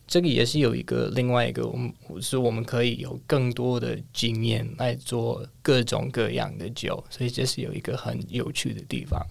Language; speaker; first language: Chinese; non-native, fluent; English